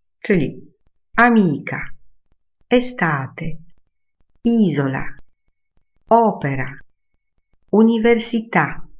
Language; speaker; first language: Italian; non-native, fluent; Polish